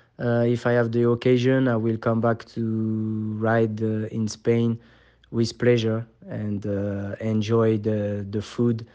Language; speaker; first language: English; non-native, fluent; French